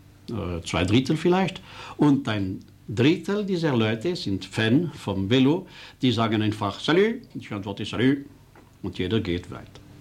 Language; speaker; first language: German; non-native, local second language; French